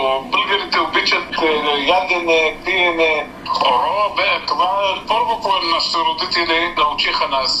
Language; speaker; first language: Bulgarian; early bilingual, heritage; Bulgarian